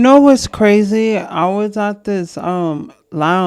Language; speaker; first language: English; native; English